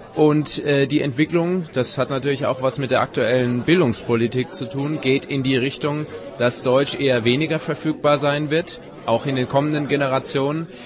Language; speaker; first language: German; native; German